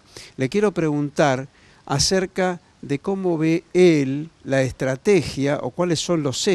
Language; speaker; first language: Spanish; native; Spanish